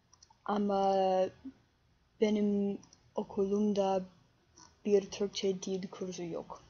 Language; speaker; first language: Turkish; non-native, learner; English